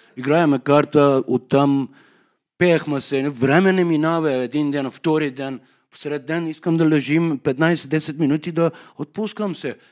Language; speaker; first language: Bulgarian; non-native, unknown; Persian